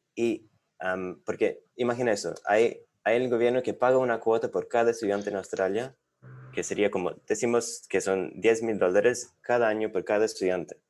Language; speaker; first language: Spanish; non-native, fluent; English